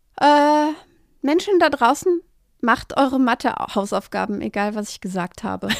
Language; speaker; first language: German; native; German